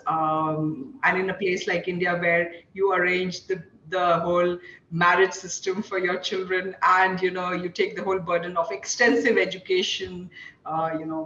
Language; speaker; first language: English; non-native, local second language; Hindi